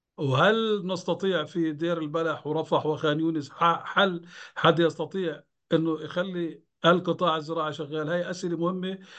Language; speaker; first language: Arabic; native; Arabic